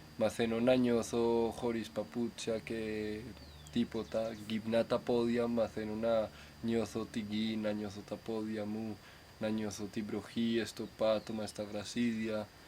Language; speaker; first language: Greek; non-native, fluent; Spanish